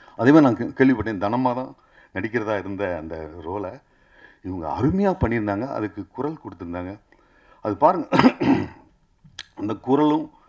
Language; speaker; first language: Tamil; native; Tamil